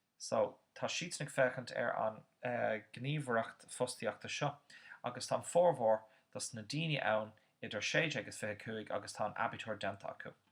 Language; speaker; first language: Irish; native; Irish